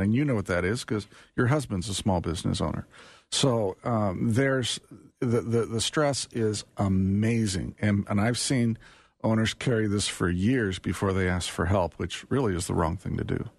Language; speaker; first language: English; native; English